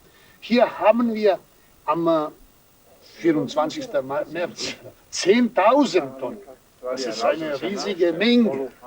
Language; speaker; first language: German; non-native, fluent; Serbian